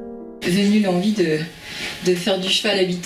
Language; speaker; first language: French; native; French